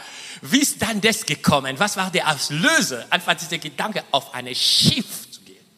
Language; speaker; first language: German; non-native, fluent; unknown